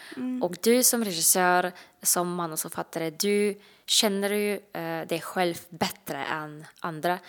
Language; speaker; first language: Swedish; non-native, fluent; Russian